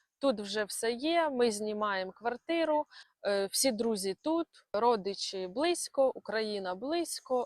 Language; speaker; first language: Ukrainian; non-native, local second language; Russian